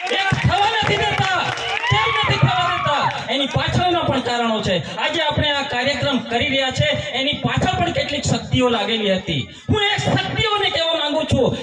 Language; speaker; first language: Gujarati; non-native, local second language; Bhili